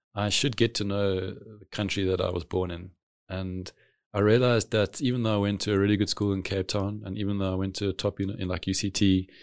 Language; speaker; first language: English; native; English